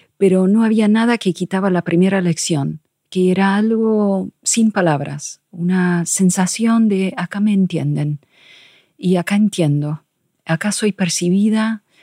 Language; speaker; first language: Spanish; non-native, fluent; English